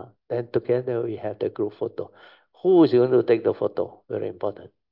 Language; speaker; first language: English; non-native, local second language; Chinese